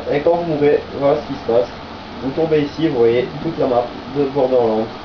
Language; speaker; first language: French; native; French